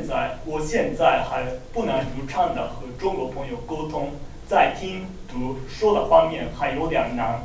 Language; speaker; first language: Chinese; non-native, learner; Japanese